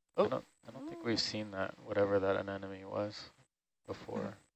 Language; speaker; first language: English; native; English